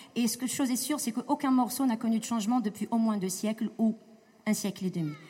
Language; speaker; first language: French; non-native, local second language; Arabic